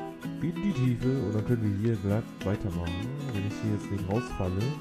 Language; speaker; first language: German; native; German